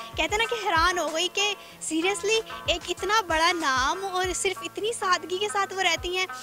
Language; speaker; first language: Urdu; native; Urdu